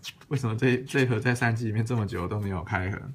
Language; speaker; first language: Chinese; native; Chinese